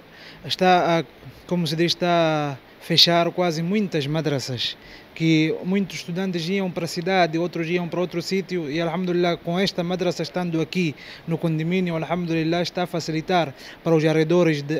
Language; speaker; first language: Portuguese; non-native, local second language; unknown